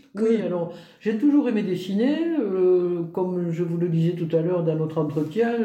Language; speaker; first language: French; native; French